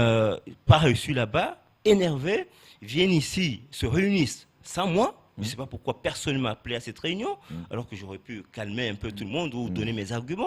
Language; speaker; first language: French; native; French